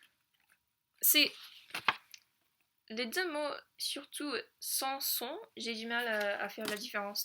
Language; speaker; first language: French; non-native, fluent; English